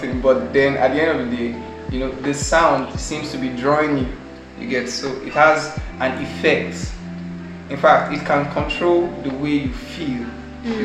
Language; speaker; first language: English; non-native, local second language; Bini